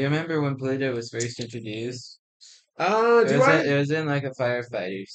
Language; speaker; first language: English; native; English